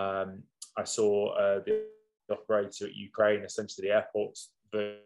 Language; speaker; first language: English; native; English